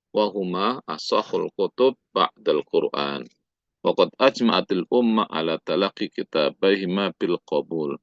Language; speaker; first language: Arabic; non-native, fluent; Indonesian